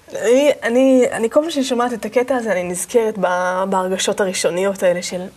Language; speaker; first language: Hebrew; native; Hebrew